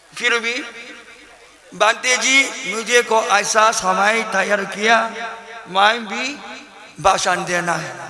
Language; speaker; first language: Hindi; non-native, learner; Japanese